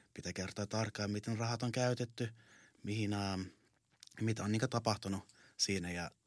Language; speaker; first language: Finnish; early bilingual, other home language; English